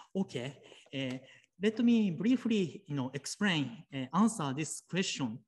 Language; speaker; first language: English; non-native, fluent; Japanese